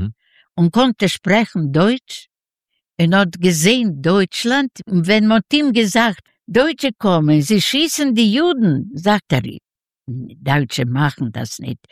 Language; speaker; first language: German; non-native, learner; Yiddish